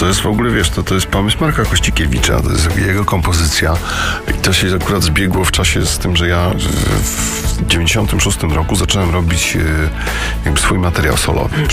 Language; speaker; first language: Polish; native; Polish